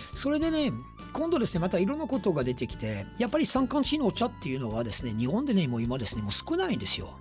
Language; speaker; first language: Japanese; non-native, fluent; French